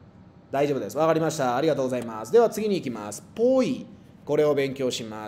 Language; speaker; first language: Japanese; non-native, fluent; Spanish